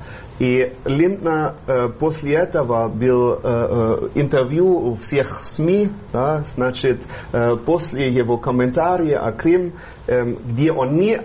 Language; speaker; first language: Russian; non-native, fluent; German